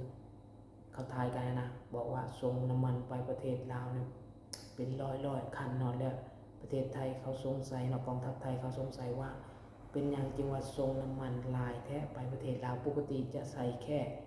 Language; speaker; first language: Thai; non-native, local second language; Lao